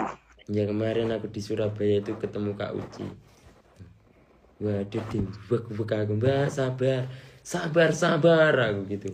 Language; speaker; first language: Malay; non-native, local second language; Javanese